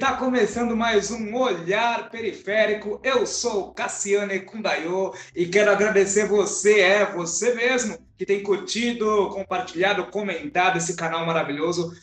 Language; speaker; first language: Portuguese; native; Portuguese